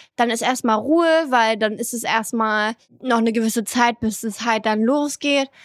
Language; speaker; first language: German; early bilingual, other home language; French